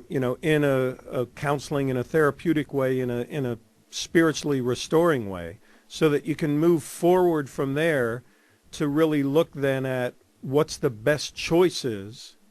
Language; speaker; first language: English; native; English